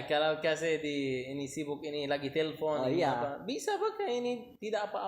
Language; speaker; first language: Indonesian; non-native, learner; Arabic